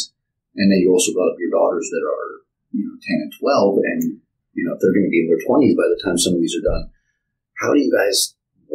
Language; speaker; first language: English; native; English